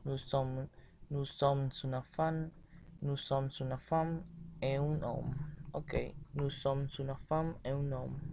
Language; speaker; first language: French; non-native, learner; Spanish